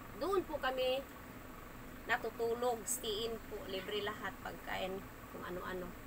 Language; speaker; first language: Filipino; non-native, local second language; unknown